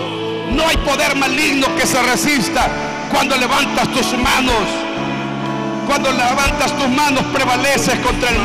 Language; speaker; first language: Spanish; native; Spanish